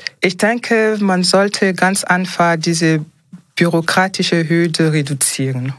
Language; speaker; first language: German; non-native, fluent; French